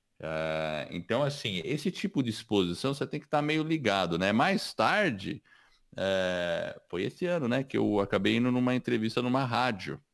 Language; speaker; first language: Portuguese; early bilingual, other home language; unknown